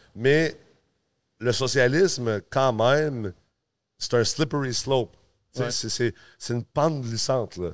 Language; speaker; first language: French; early bilingual, other home language; English